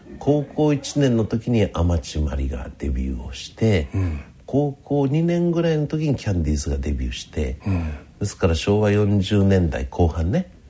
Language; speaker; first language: Japanese; native; Japanese